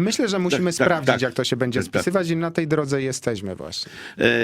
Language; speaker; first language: Polish; native; Polish